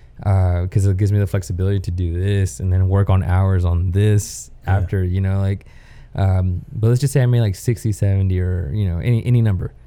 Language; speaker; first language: English; native; English